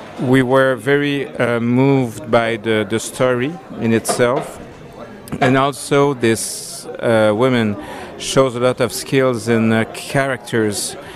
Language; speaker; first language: English; non-native, fluent; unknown